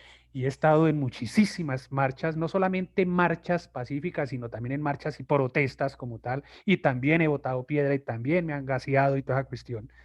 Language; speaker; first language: Spanish; native; Spanish